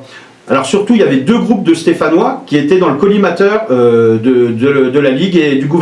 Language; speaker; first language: French; native; French